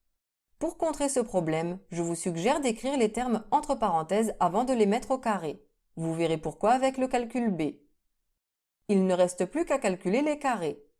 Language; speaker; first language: French; native; French